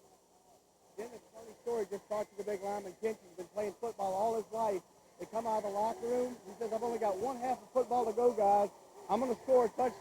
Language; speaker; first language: English; native; English